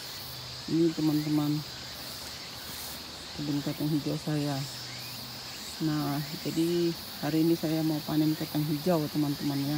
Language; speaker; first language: Indonesian; native; Indonesian